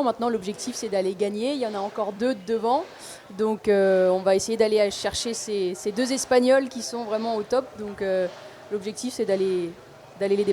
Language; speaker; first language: French; native; French